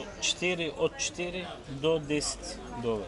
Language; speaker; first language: Russian; non-native, learner; Turkish